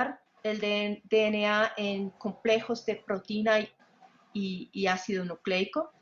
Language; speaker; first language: Spanish; non-native, fluent; English